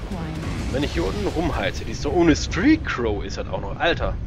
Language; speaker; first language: German; native; German